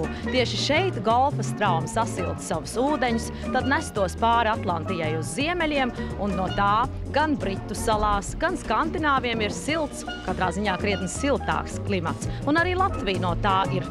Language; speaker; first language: Latvian; native; Latvian